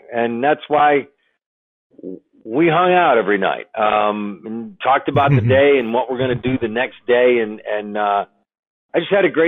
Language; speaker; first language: English; native; English